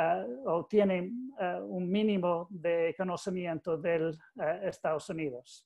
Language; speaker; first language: Spanish; non-native, learner; English